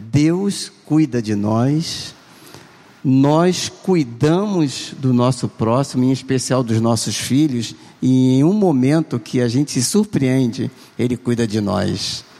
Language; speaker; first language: Portuguese; native; Portuguese